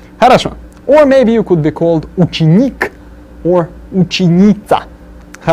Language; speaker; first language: Russian; non-native, fluent; English